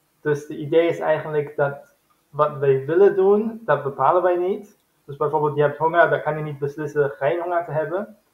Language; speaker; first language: Dutch; non-native, fluent; German